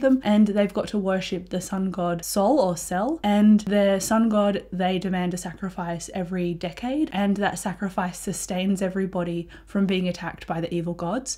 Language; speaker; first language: English; native; English